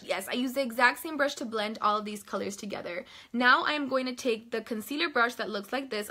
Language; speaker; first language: English; native; English